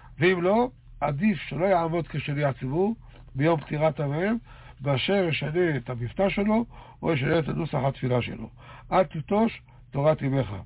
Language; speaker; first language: Hebrew; native; Hebrew